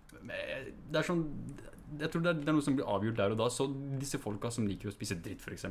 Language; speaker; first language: Norwegian; early bilingual, other home language; Arabic